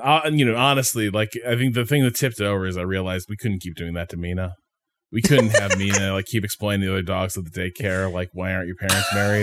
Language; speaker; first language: English; native; English